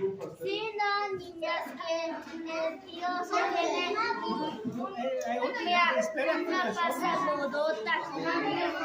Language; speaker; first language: Spanish; native; Spanish